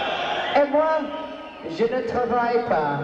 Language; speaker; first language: French; non-native, learner; English